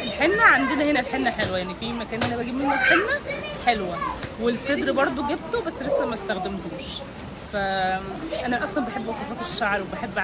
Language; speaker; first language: Arabic; native; Arabic